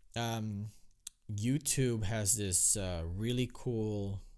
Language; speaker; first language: English; non-native, local second language; Filipino